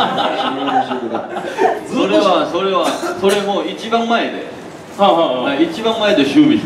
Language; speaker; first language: Japanese; non-native, learner; Korean